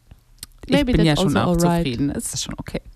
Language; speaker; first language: German; native; German